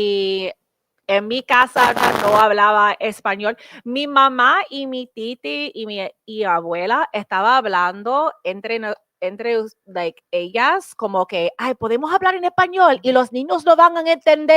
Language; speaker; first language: Spanish; early bilingual, heritage; English